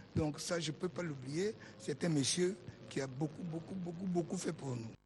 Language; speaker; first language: French; non-native, local second language; Lingala